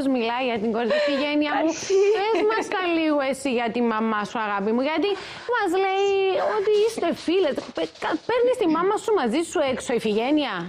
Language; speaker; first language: Greek; native; Greek